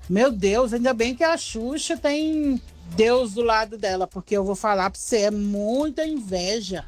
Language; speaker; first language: Portuguese; native; Portuguese